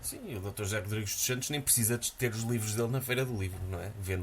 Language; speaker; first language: Portuguese; native; Portuguese